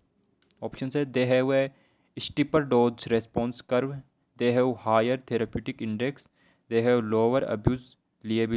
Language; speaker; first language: Hindi; native; Hindi